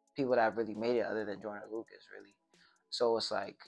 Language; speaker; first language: English; native; English